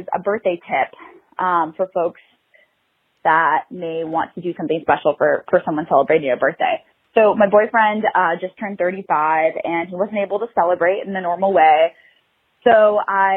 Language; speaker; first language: English; native; English